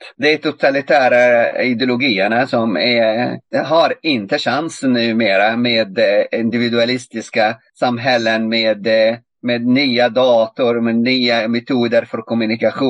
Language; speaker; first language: Swedish; non-native, fluent; Arabic